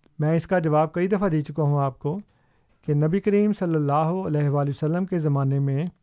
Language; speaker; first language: Urdu; native; Urdu